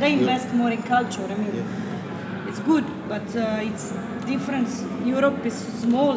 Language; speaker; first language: English; non-native, fluent; Italian